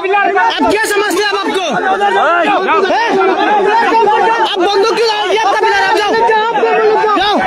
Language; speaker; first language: Hindi; non-native, learner; Bangla